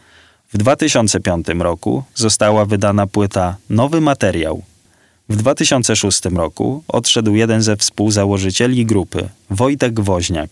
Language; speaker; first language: Polish; native; Polish